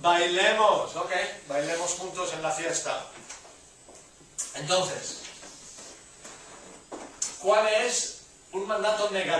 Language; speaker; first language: Spanish; non-native, fluent; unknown